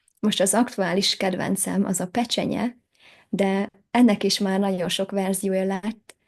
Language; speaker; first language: Hungarian; native; Hungarian